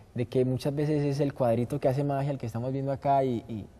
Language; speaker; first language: Spanish; native; Spanish